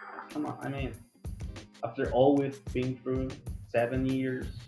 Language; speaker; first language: English; non-native, fluent; Spanish